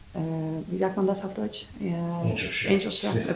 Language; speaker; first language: German; non-native, learner; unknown